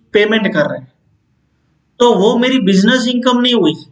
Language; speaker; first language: Hindi; non-native, local second language; Gujarati